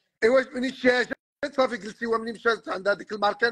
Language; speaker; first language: Arabic; native; Arabic